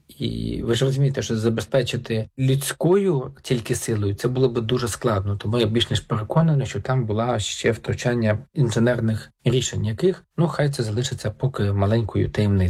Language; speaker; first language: Ukrainian; native; Ukrainian